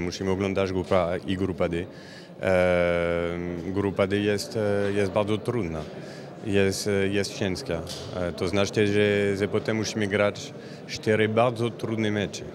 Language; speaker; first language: Polish; non-native, learner; French